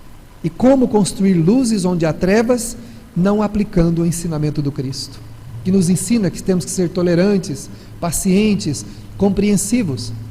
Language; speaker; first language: Portuguese; native; Portuguese